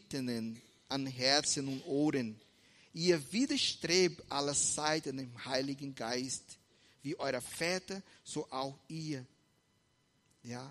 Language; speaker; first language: German; non-native, fluent; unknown